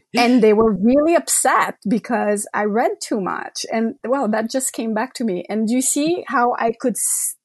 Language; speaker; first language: English; non-native, fluent; French